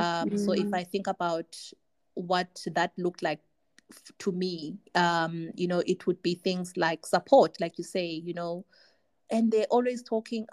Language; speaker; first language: English; non-native, local second language; Zulu